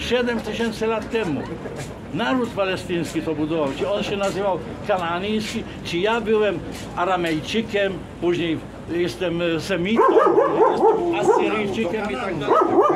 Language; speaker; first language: Polish; non-native, fluent; Arabic